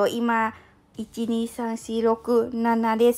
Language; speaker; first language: Japanese; non-native, learner; Lao